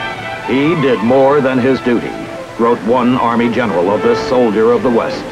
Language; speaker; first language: English; native; English